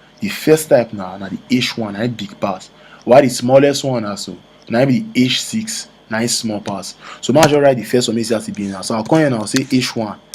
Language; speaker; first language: Nigerian Pidgin; native; Nigerian Pidgin